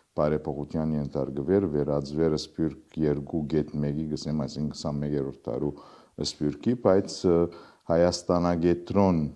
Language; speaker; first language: Armenian; early bilingual, heritage; Armenian